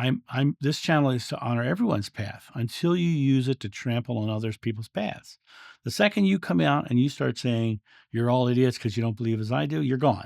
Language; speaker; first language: English; native; English